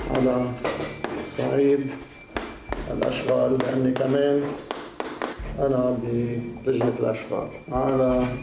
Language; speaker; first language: Arabic; native; Arabic